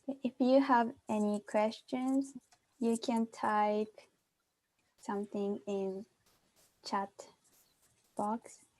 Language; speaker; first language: English; non-native, fluent; Japanese